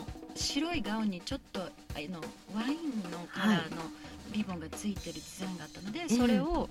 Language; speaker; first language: Japanese; native; Japanese